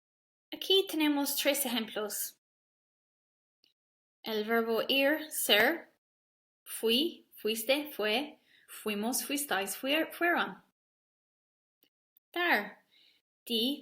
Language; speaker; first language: Spanish; non-native, learner; English